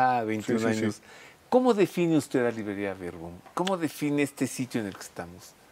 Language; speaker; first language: Spanish; native; Spanish